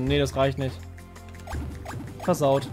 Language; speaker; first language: German; native; German